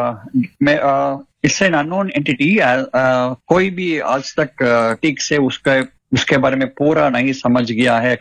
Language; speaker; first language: Hindi; non-native, local second language; Telugu